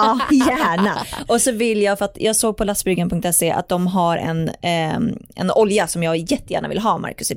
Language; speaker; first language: Swedish; native; Swedish